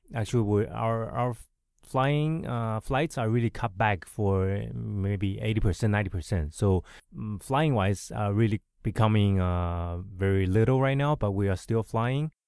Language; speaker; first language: English; early bilingual, other home language; Chinese